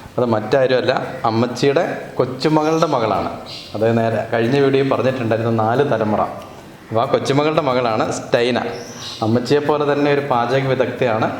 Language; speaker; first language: Malayalam; native; Malayalam